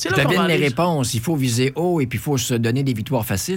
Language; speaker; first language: French; native; French